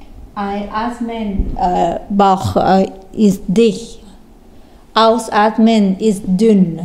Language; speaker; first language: German; non-native, learner; Thai